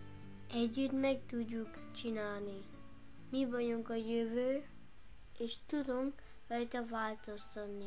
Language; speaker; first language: Hungarian; early bilingual, heritage; Hungarian